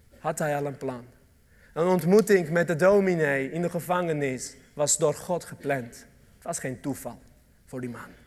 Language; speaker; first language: Dutch; early bilingual, other home language; Armenian